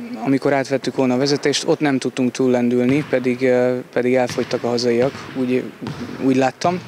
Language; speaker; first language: Hungarian; native; Hungarian